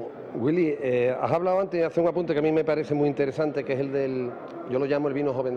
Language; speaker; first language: Spanish; native; Spanish